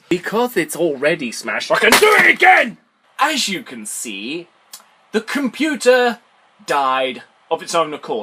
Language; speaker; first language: English; native; English